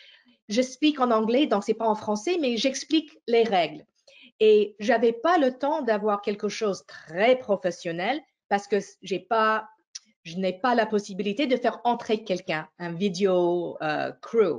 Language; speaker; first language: French; non-native, fluent; English